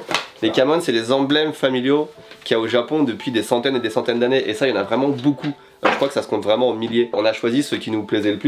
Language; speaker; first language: French; native; French